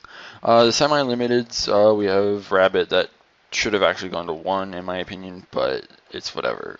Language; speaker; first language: English; native; English